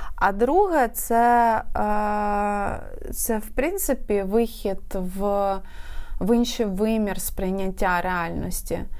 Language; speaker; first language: Ukrainian; non-native, local second language; Russian